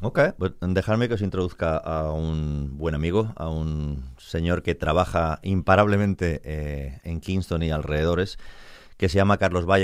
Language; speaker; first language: Spanish; native; Spanish